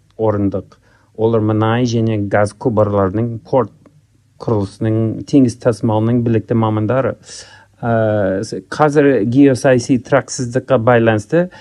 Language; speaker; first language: Kazakh; native; Kazakh